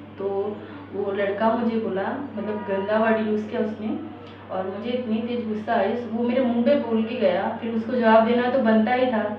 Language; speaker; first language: Hindi; native; Hindi